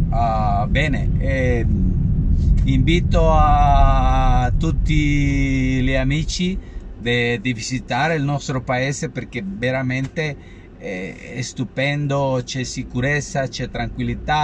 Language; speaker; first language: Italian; non-native, learner; Spanish